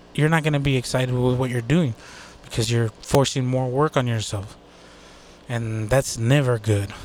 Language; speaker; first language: English; native; English